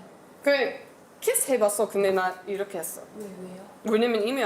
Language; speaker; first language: Korean; non-native, learner; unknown